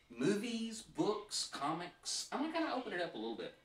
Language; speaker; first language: English; native; English